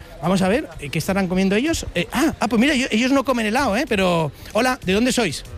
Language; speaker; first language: Spanish; native; Spanish